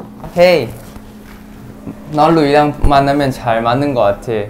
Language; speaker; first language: Korean; non-native, fluent; Thai